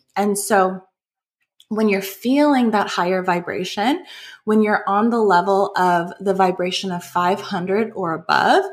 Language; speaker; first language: English; native; English